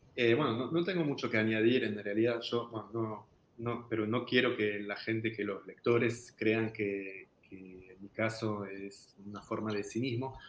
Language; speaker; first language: Spanish; non-native, fluent; French